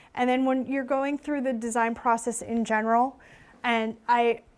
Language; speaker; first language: English; native; English